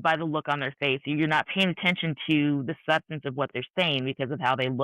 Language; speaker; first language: English; native; English